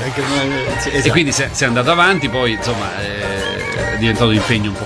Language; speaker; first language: Italian; native; Italian